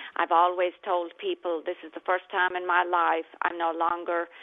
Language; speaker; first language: English; native; English